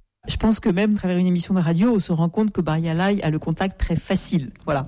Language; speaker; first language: French; native; French